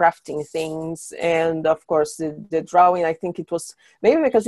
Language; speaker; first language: English; non-native, fluent; Portuguese